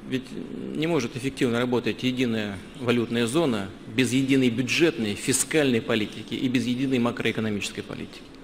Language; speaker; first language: Russian; native; Russian